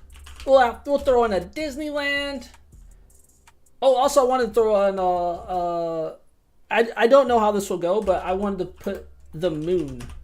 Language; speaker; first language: English; native; English